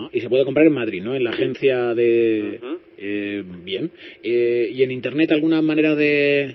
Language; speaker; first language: Spanish; native; Spanish